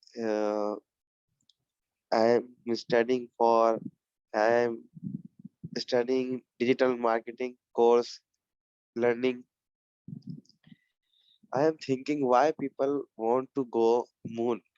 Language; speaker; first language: English; non-native, learner; Urdu